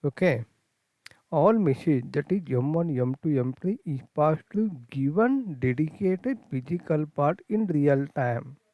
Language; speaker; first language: English; non-native, local second language; Kannada